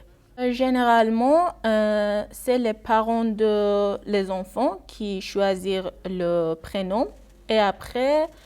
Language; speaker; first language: French; non-native, learner; Persian